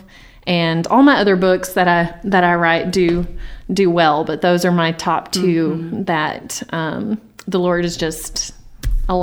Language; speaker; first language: English; native; English